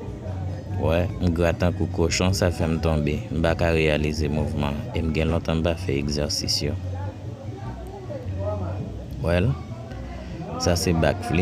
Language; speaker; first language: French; non-native, local second language; Haitian Creole